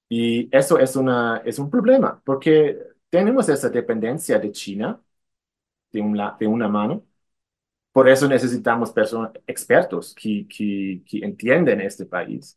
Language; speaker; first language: Spanish; non-native, fluent; German